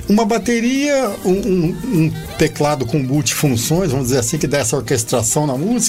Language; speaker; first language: Portuguese; native; Portuguese